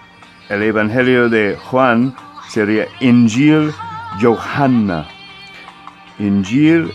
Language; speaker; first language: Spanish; non-native, fluent; English